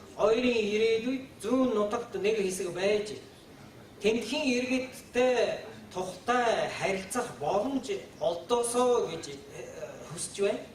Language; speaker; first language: Mongolian; non-native, fluent; Japanese